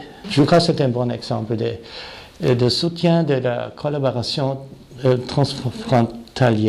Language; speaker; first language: French; non-native, fluent; German